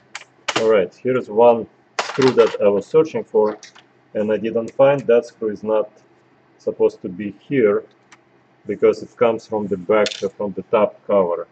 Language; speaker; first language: English; non-native, fluent; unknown